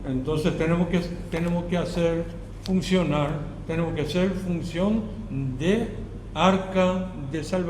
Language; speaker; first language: Spanish; non-native, learner; Korean